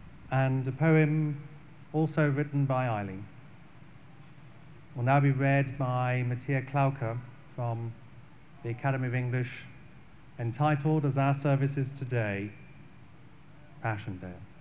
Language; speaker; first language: English; native; English